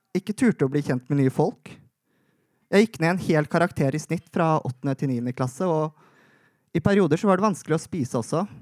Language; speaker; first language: Norwegian; native; Norwegian